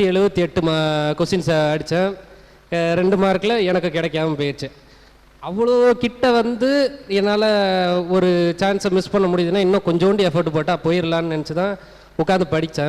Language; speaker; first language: Tamil; native; Tamil